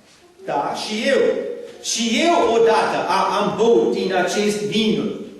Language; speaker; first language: Romanian; non-native, learner; English